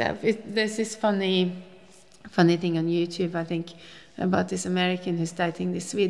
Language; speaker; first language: English; non-native, fluent; Norwegian